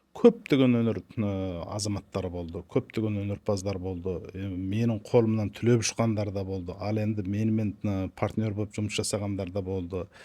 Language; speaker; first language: Kazakh; early bilingual, heritage; Kazakh